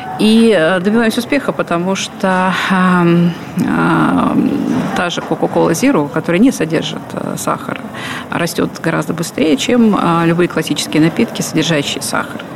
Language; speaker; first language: Russian; native; Russian